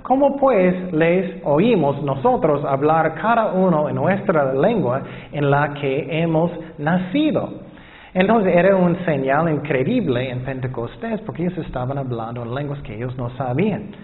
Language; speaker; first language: Spanish; non-native, fluent; English